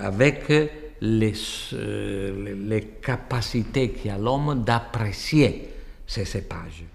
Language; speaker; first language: French; non-native, fluent; Italian